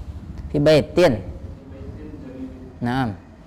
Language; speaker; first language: Arabic; non-native, fluent; Indonesian